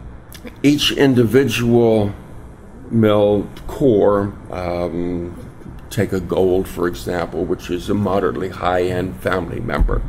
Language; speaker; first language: English; native; English